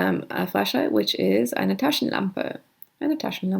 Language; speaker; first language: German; non-native, fluent; English